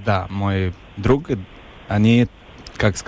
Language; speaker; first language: Russian; non-native, local second language; Lithuanian